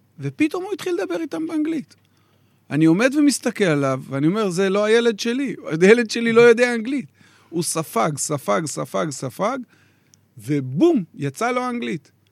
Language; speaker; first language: Hebrew; native; Hebrew